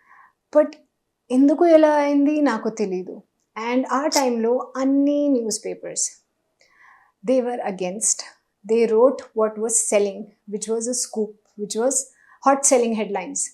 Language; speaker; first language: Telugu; non-native, local second language; Hindi